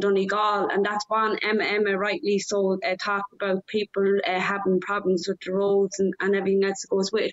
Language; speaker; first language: English; native; English